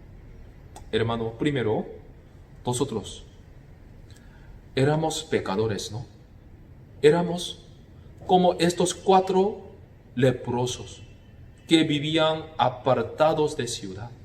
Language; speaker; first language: Spanish; non-native, fluent; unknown